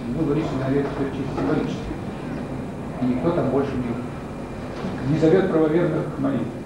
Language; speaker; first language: Russian; native; Russian